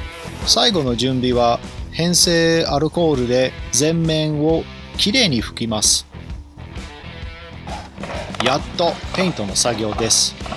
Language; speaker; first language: Japanese; non-native, fluent; English